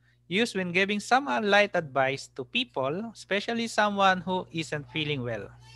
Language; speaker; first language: English; non-native, local second language; Filipino